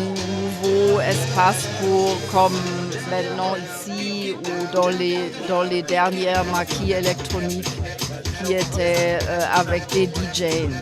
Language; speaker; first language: French; non-native, fluent; German